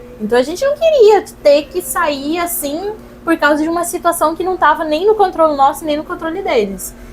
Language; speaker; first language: Portuguese; non-native, local second language; Kabuverdianu